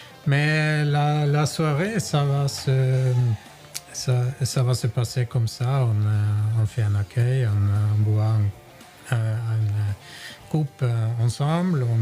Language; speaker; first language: French; non-native, fluent; Norwegian